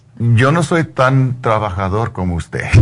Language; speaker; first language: Spanish; non-native, learner; English